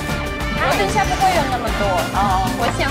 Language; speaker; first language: Chinese; non-native, fluent; Russian